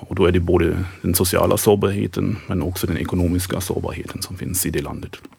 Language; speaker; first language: Swedish; non-native, fluent; German